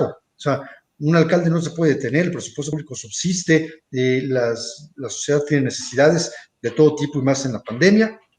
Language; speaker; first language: Spanish; native; Spanish